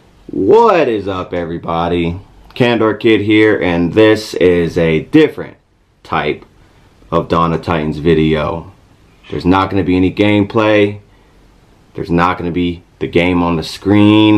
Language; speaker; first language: English; native; English